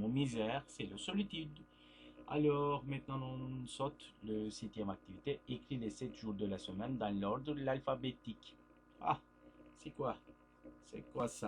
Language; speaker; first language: French; non-native, fluent; Turkish